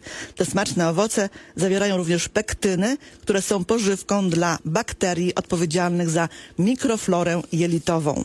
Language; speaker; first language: Polish; native; Polish